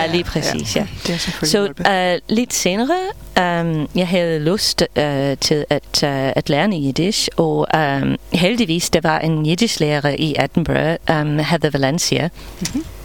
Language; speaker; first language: Danish; non-native, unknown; English